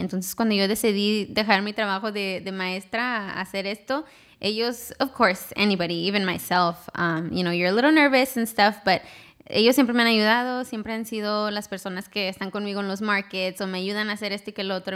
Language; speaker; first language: Spanish; early bilingual, heritage; Spanish